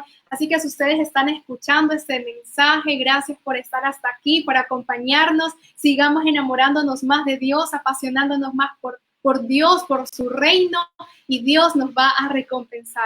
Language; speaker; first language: Spanish; native; Spanish